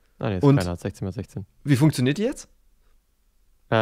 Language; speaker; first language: German; native; German